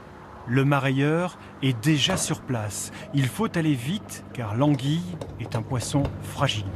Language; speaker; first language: French; native; French